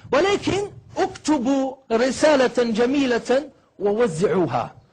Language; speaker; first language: Arabic; non-native, fluent; German